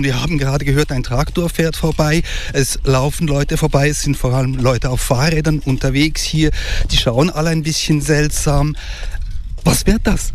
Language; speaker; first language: German; native; German